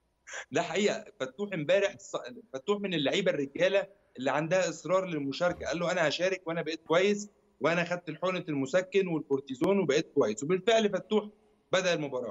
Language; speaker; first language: Arabic; native; Arabic